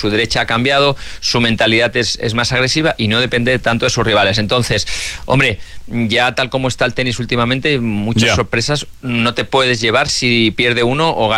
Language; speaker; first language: Spanish; native; Spanish